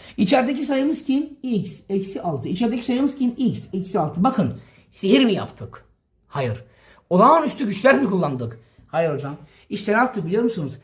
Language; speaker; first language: Turkish; native; Turkish